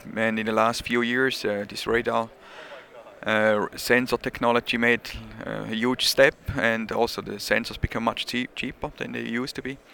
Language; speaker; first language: English; non-native, fluent; German